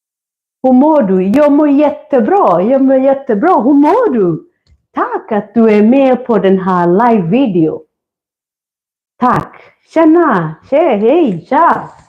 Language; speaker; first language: Swedish; non-native, fluent; Kikuyu